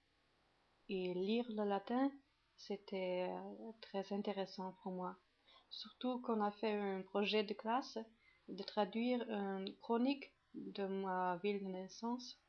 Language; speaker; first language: French; non-native, fluent; German